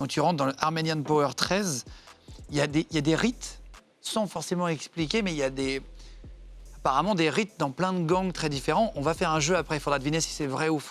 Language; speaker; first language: French; native; French